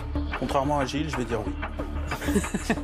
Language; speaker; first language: French; native; French